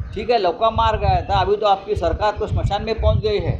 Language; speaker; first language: Hindi; non-native, local second language; Marathi